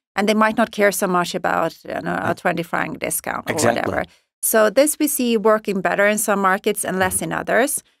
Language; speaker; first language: English; non-native, fluent; Swedish